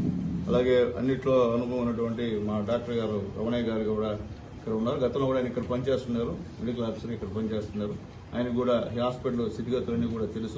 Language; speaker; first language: Telugu; native; Telugu